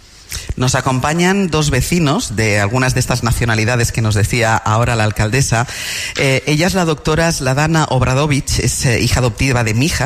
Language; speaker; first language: Spanish; native; Spanish